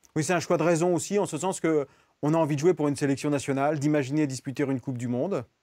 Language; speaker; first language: French; native; French